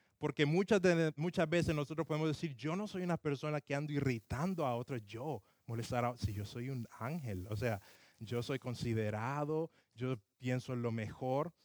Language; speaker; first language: Spanish; early bilingual, other home language; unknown